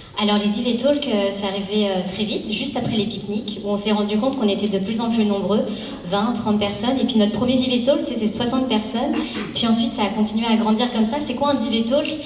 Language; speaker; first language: French; native; French